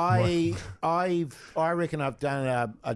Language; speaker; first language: English; native; English